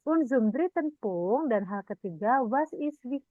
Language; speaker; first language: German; non-native, fluent; Indonesian